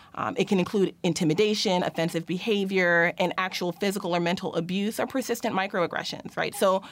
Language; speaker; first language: English; native; English